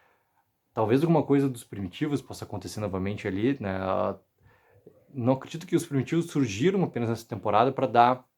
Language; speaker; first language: Portuguese; native; Portuguese